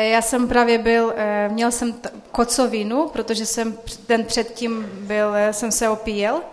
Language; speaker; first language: Czech; non-native, fluent; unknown